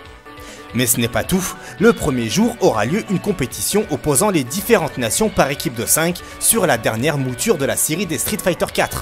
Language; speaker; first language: French; native; French